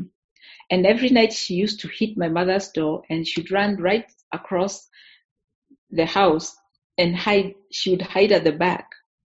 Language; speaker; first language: English; non-native, local second language; Meru